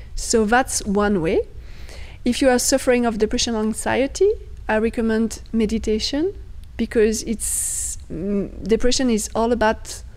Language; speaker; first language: English; non-native, fluent; French